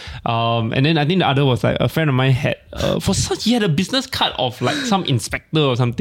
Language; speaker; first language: English; non-native, local second language; Min Nan Chinese